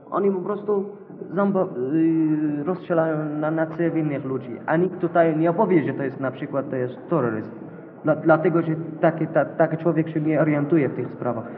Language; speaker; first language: Polish; non-native, fluent; Arabic